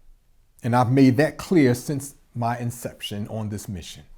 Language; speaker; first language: English; native; English